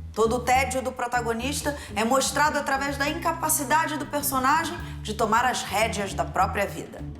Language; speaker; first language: Portuguese; native; Portuguese